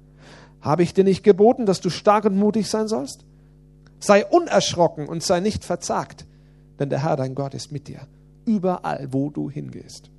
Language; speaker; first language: German; native; German